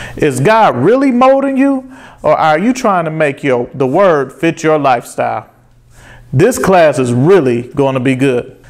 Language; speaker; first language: English; native; English